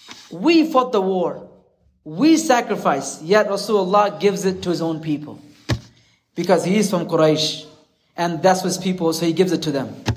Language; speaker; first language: English; native; English